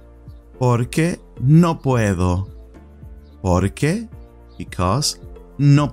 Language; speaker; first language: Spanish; non-native, fluent; English